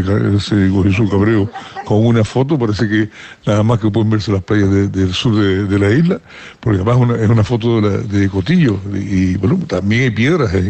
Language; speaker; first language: Spanish; native; Spanish